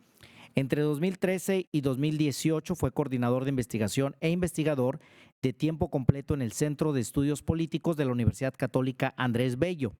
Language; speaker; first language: Spanish; native; Spanish